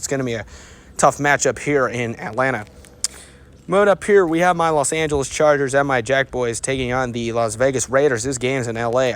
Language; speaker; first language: English; native; English